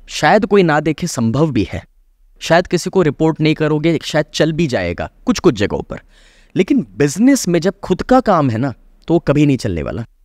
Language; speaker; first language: Hindi; native; Hindi